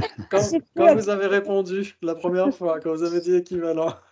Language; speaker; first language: French; native; French